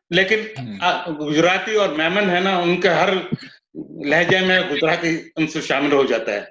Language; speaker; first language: Urdu; non-native, local second language; Gujarati